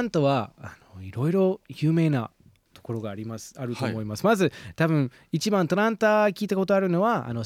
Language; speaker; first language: Japanese; non-native, fluent; English